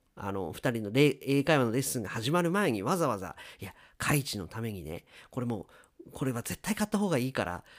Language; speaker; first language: Japanese; native; Japanese